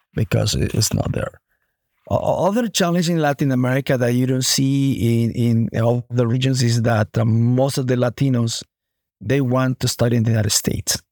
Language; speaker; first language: English; non-native, fluent; Spanish